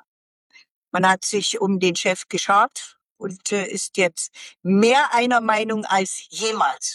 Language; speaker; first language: German; native; German